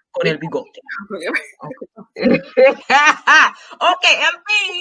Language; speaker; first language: Spanish; non-native, learner; English